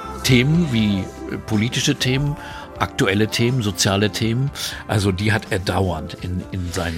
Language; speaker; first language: German; native; German